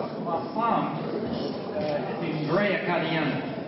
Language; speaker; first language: French; non-native, fluent; English